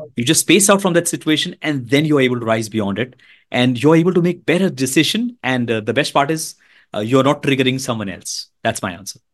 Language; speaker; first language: English; non-native, local second language; Hindi